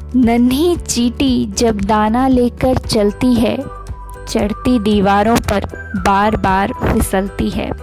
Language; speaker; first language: Hindi; native; Hindi